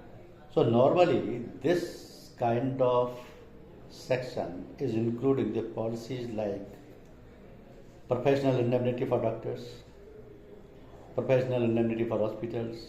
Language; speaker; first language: English; non-native, local second language; Hindi